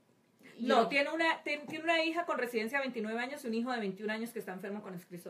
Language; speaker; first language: Spanish; native; Spanish